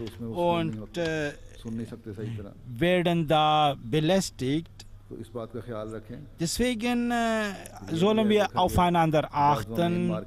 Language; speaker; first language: German; non-native, fluent; Urdu